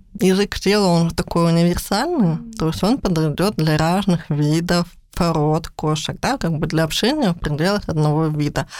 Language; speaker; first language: Russian; native; Russian